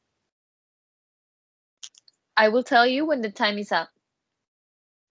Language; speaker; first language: English; non-native, learner; Spanish